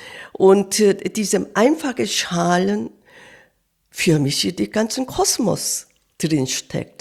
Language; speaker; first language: German; non-native, fluent; Korean